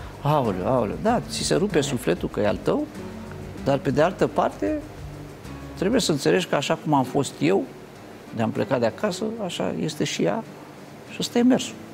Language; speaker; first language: Romanian; native; Romanian